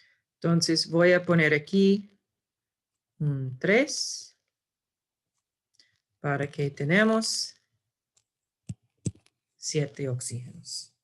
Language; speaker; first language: Spanish; non-native, fluent; English